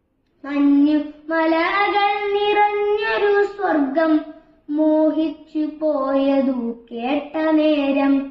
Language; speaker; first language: Malayalam; native; Malayalam